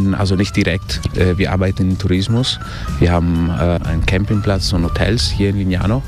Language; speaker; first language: German; early bilingual, heritage; German